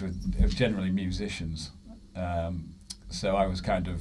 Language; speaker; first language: English; native; English